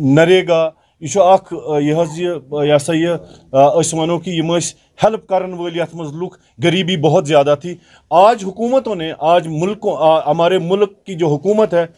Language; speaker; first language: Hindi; non-native, local second language; Kashmiri